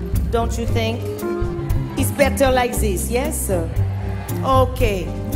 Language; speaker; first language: English; native; English